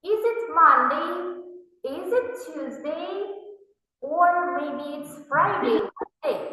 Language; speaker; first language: English; non-native, fluent; Kazakh